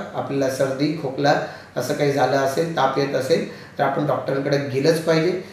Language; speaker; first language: Marathi; native; Marathi